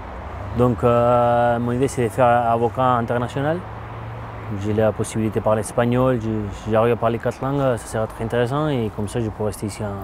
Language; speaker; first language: French; non-native, fluent; Spanish